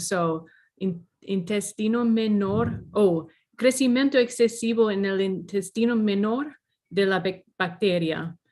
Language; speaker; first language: Spanish; non-native, learner; English